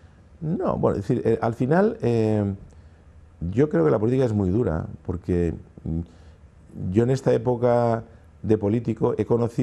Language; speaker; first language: Spanish; native; Spanish